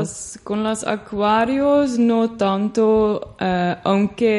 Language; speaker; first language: Spanish; non-native, learner; Dutch